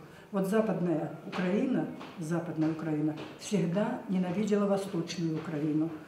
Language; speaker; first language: Russian; native; Russian